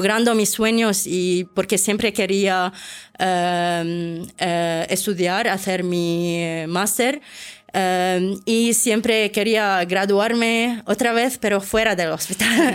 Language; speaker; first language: Spanish; non-native, fluent; Arabic